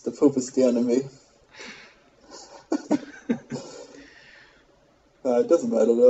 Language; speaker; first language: English; non-native, fluent; German